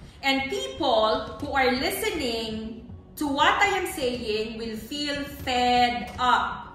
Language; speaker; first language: English; non-native, local second language; Filipino